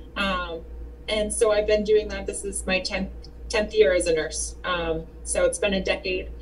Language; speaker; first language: English; native; English